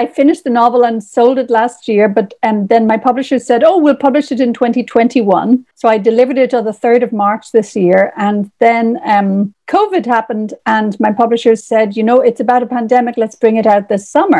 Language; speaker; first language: English; native; English